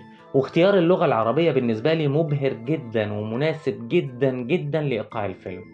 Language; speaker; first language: Arabic; native; Arabic